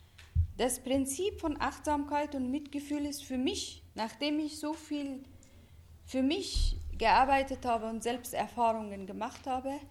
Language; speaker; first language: German; non-native, fluent; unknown